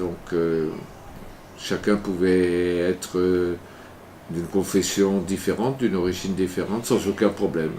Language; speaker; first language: French; native; French